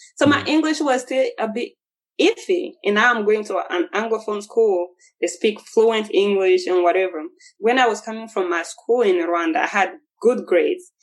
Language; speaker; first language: English; non-native, local second language; Kinyarwanda